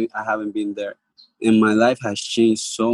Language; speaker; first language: English; non-native, fluent; Spanish